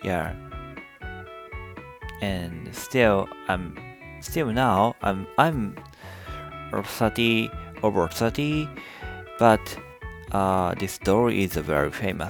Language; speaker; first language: English; non-native, learner; Japanese